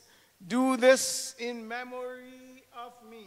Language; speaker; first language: English; native; English